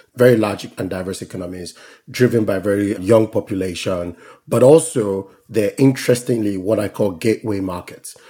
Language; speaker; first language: English; non-native, local second language; Yoruba